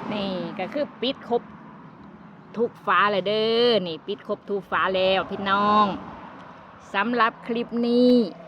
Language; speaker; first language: Thai; native; Thai